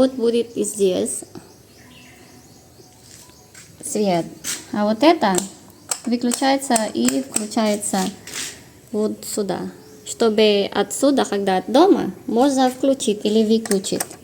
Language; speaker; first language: Russian; non-native, learner; Filipino